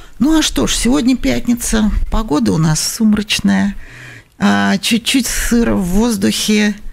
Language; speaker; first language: Russian; native; Russian